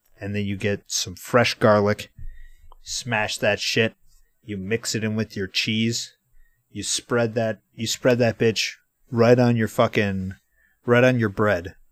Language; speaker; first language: English; native; English